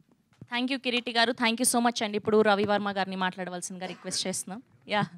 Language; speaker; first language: Telugu; native; Telugu